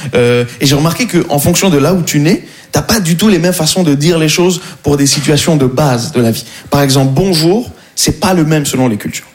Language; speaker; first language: French; native; French